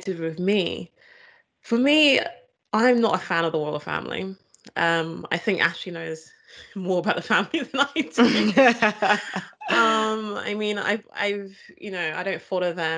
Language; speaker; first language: English; native; English